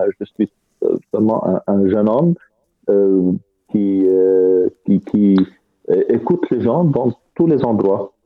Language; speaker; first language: French; non-native, fluent; Arabic